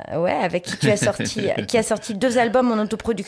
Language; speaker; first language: French; native; French